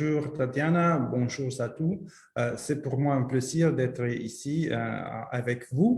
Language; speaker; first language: French; non-native, fluent; Spanish